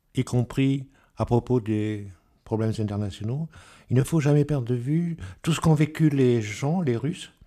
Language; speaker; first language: French; native; French